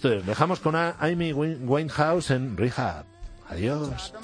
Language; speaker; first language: Spanish; native; Spanish